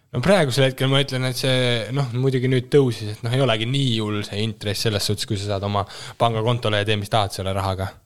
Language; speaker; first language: Estonian; native; Estonian